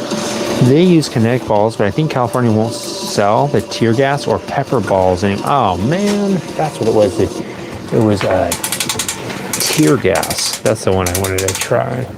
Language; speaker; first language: English; native; English